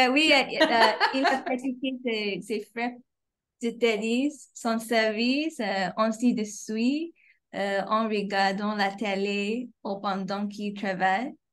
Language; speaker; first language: French; non-native, fluent; English